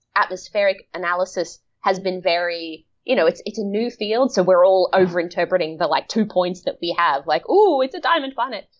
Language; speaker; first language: English; native; English